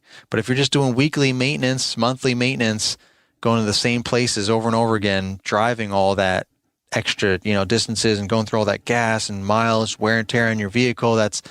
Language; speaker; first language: English; native; English